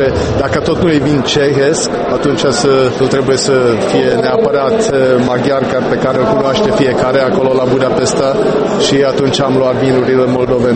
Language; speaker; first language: Romanian; non-native, fluent; Czech